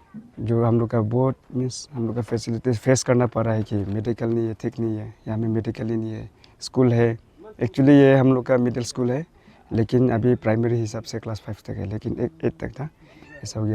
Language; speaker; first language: Hindi; non-native, local second language; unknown